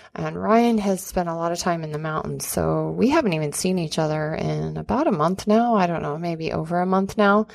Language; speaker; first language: English; native; English